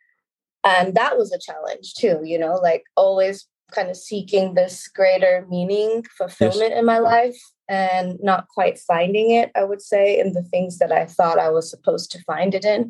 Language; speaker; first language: English; native; English